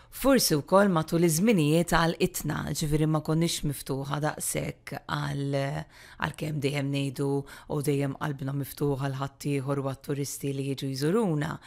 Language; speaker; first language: Maltese; native; Maltese